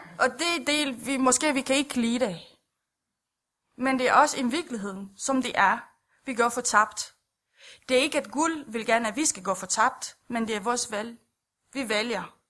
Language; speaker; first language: Danish; non-native, fluent; Romanian